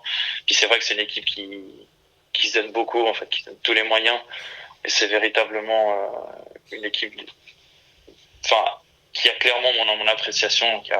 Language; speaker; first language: French; early bilingual, other home language; Portuguese